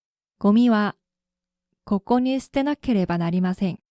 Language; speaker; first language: Japanese; non-native, fluent; Korean